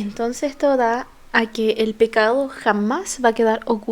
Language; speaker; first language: Spanish; native; Spanish